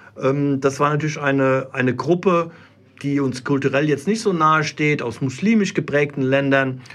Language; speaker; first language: German; native; German